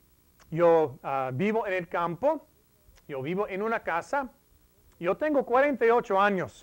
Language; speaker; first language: Spanish; non-native, fluent; English